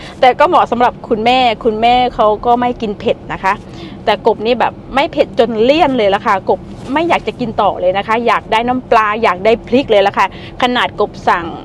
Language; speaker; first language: Thai; native; Thai